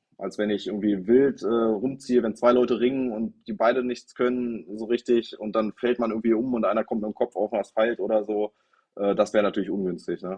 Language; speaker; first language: German; native; German